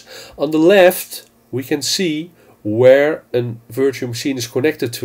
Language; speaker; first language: English; non-native, fluent; Dutch